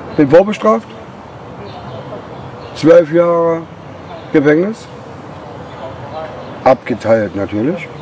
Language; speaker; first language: German; native; German